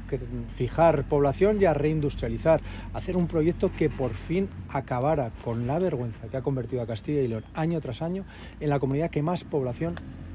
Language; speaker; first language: Spanish; native; Spanish